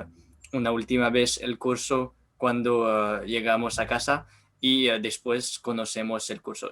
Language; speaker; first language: Spanish; non-native, learner; French